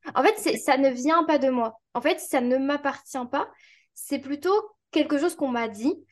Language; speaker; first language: French; native; French